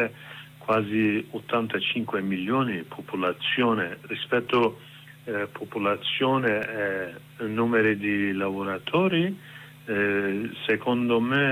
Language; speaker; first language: Italian; non-native, learner; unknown